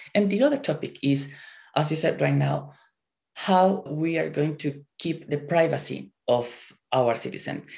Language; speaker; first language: English; non-native, fluent; Spanish